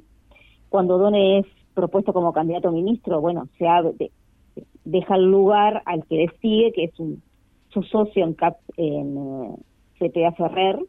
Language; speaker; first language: Spanish; native; Spanish